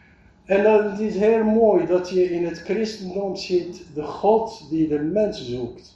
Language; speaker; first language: Dutch; non-native, fluent; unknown